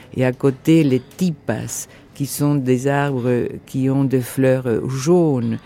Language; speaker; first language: French; non-native, fluent; Spanish